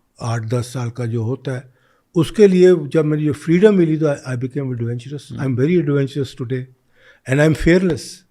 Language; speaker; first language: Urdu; non-native, local second language; Punjabi